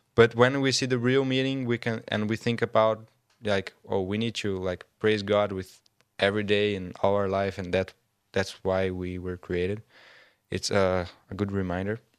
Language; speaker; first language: English; non-native, learner; Portuguese